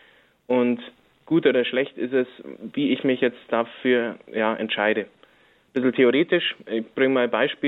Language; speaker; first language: German; native; German